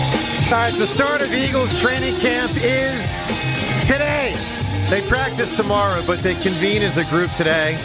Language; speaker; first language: English; native; English